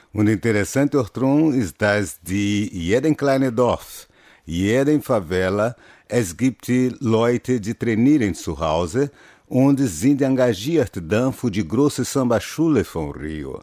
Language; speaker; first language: German; non-native, fluent; Portuguese